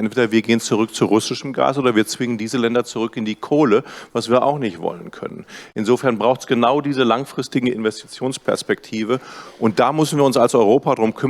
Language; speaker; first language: German; native; German